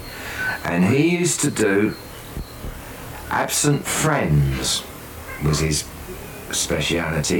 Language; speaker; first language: English; native; English